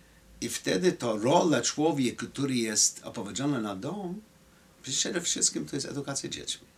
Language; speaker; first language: Polish; non-native, fluent; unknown